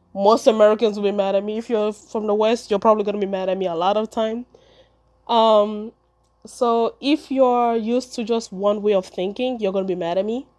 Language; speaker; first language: English; early bilingual, other home language; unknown